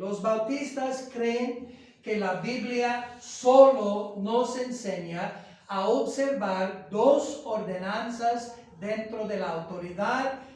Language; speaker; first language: Spanish; non-native, fluent; English